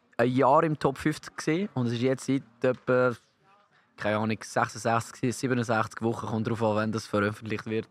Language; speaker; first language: German; non-native, local second language; French